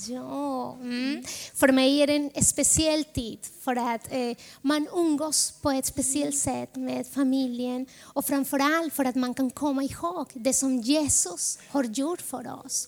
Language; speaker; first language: Swedish; non-native, fluent; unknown